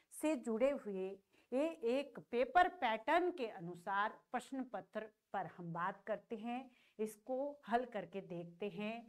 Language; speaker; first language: Hindi; native; Hindi